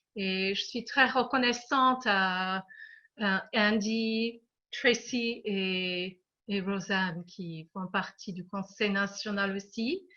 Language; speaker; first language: French; non-native, fluent; English